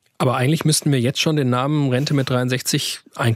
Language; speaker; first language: German; native; German